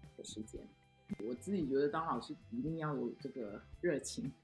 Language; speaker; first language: Chinese; non-native, local second language; Cantonese